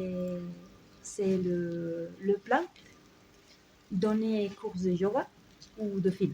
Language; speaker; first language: French; non-native, learner; Spanish